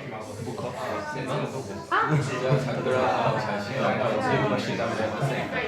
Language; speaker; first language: Japanese; non-native, learner; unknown